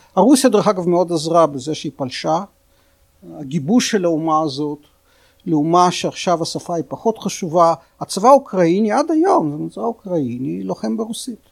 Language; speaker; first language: Hebrew; non-native, fluent; Russian